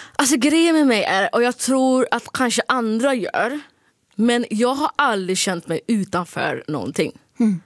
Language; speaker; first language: Swedish; early bilingual, other home language; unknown